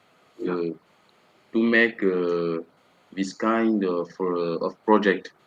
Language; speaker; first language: English; non-native, learner; French